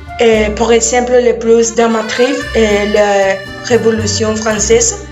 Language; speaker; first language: French; non-native, learner; Spanish